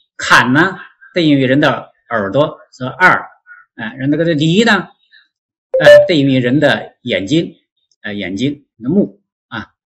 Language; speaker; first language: Chinese; native; Chinese